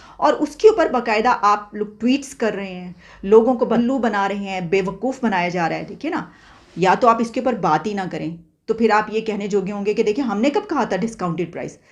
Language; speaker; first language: Urdu; native; Urdu